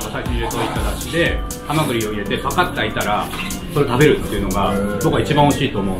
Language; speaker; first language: Japanese; native; Japanese